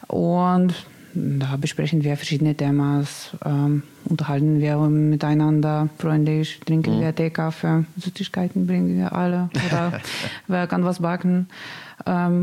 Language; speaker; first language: German; non-native, learner; Russian